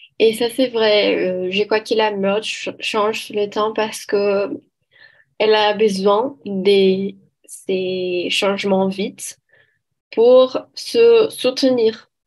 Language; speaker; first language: French; non-native, learner; Portuguese